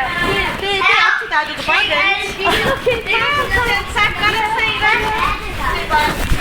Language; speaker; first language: Danish; native; Danish